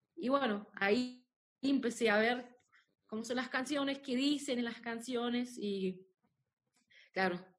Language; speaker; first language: Spanish; non-native, fluent; German